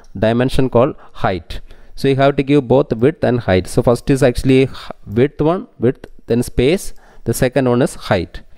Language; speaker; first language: English; non-native, local second language; Tamil